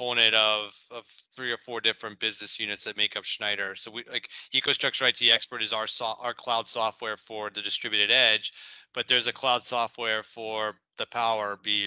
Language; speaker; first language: English; native; English